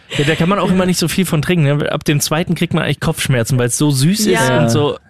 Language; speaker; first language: German; native; German